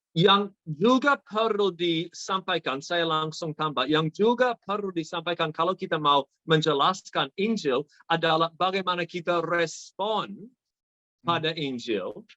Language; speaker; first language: Indonesian; non-native, fluent; English